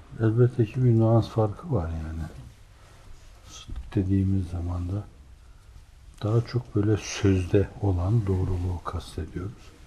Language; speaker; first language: Turkish; native; Turkish